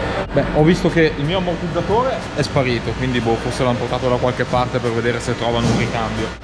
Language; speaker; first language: Italian; native; Italian